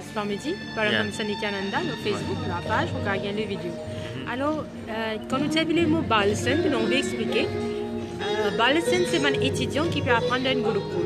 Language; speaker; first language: French; non-native, learner; Morisyen